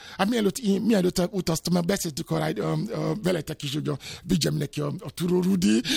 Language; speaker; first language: Hungarian; non-native, learner; Yoruba